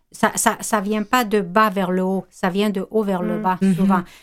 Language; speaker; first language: French; non-native, fluent; Romanian